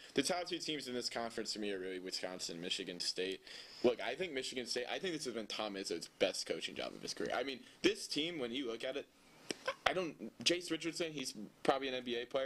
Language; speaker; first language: English; native; English